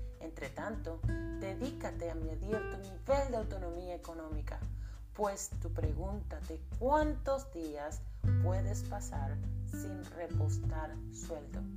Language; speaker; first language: Spanish; native; Spanish